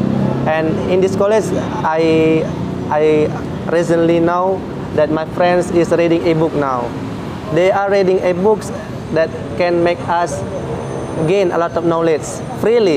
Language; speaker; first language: English; non-native, fluent; Indonesian